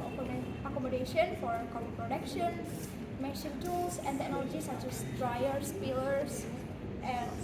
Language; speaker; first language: English; non-native, learner; Indonesian